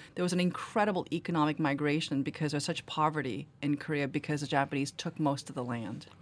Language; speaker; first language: English; early bilingual, other home language; Korean